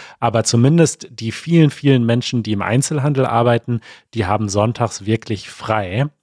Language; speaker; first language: German; native; German